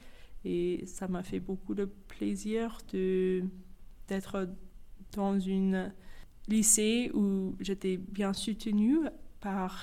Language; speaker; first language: French; non-native, fluent; English